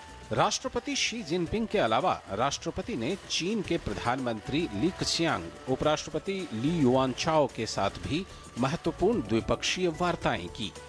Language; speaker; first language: Hindi; native; Hindi